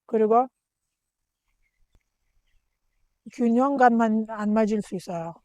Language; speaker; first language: Korean; non-native, learner; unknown